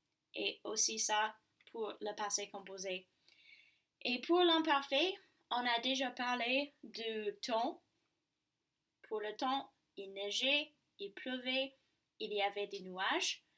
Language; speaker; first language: French; non-native, fluent; English